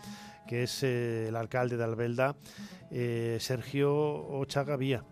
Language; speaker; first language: Spanish; native; Spanish